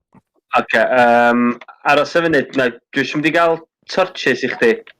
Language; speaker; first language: Welsh; native; Welsh